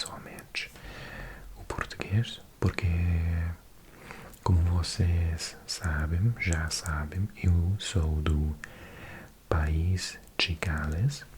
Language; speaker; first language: Portuguese; non-native, fluent; English